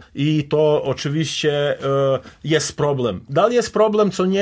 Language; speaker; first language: Polish; non-native, learner; Serbian